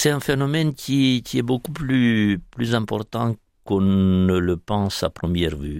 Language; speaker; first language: French; non-native, fluent; Romanian